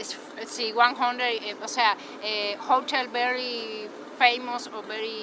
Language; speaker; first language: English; non-native, learner; Spanish